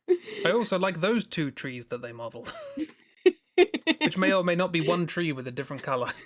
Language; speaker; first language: English; native; English